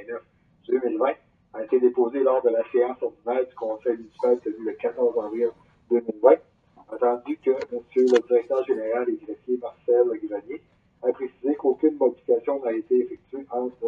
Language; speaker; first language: French; native; French